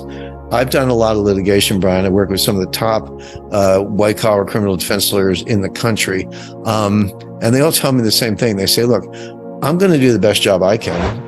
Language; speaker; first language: English; native; English